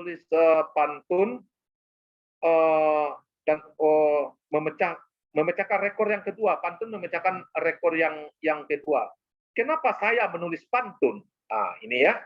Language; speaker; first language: Indonesian; native; Indonesian